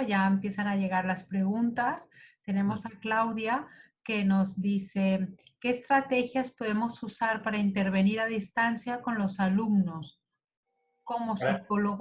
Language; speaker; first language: Spanish; native; Spanish